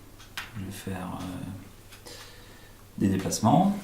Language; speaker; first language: French; native; French